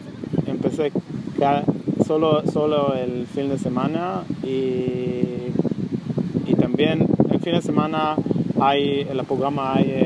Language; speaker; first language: Spanish; non-native, learner; Hebrew